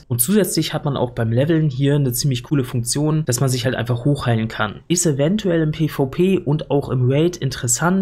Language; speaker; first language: German; native; German